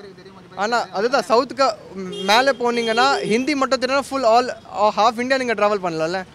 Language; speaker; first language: Tamil; non-native, local second language; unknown